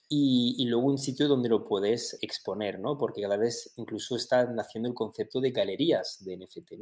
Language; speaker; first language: Spanish; native; Spanish